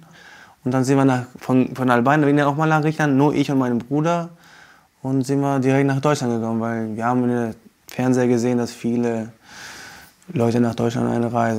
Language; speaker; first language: German; non-native, fluent; Albanian